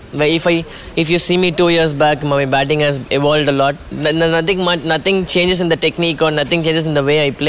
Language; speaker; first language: English; non-native, local second language; Tamil